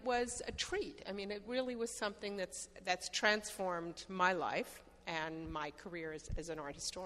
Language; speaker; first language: English; native; English